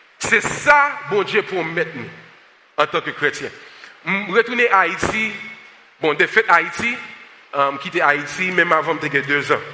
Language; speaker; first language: French; non-native, local second language; Haitian Creole